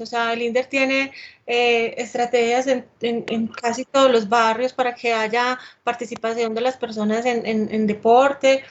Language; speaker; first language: Spanish; native; Spanish